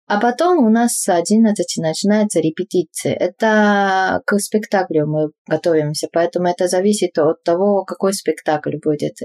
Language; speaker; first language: Russian; non-native, fluent; Japanese